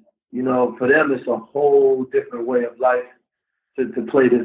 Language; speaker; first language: English; native; English